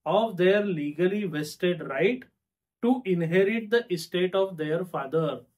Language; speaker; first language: English; non-native, local second language; Marathi